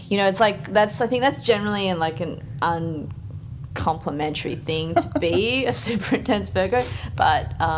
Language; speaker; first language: English; native; English